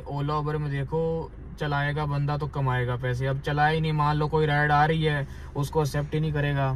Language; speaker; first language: Hindi; native; Hindi